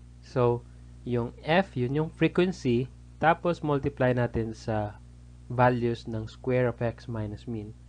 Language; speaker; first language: Filipino; native; Filipino